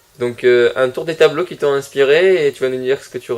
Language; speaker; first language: French; native; French